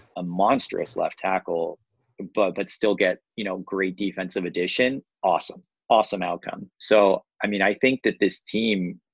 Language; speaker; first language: English; native; English